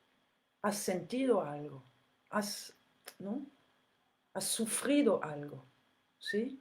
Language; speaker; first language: Spanish; non-native, fluent; French